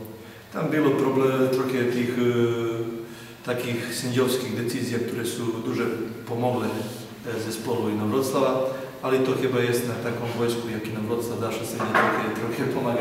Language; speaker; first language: Polish; non-native, fluent; Serbian